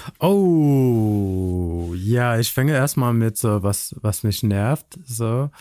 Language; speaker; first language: German; non-native, fluent; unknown